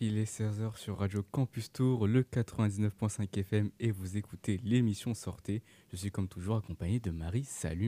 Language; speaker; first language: French; native; French